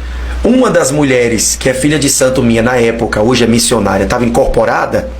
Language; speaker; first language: Portuguese; native; Portuguese